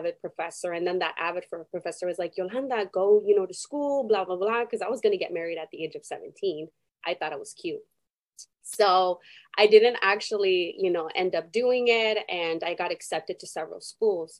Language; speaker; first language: English; non-native, fluent; Spanish